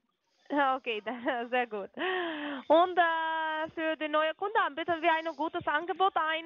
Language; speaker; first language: German; non-native, fluent; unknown